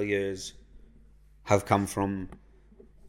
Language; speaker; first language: English; native; English